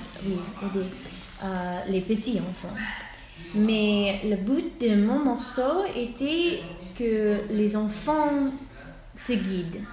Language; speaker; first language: French; non-native, fluent; English